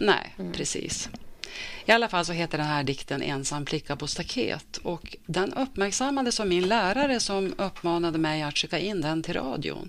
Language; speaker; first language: Swedish; native; Swedish